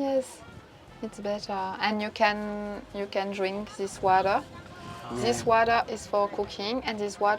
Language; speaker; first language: English; non-native, learner; French